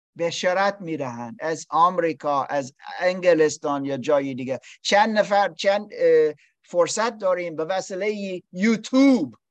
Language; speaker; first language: Persian; non-native, learner; English